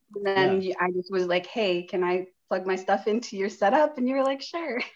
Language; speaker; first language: English; native; English